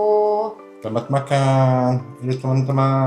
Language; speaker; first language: Indonesian; non-native, learner; French